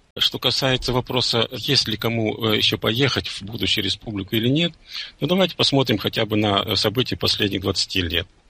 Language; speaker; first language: Russian; non-native, local second language; German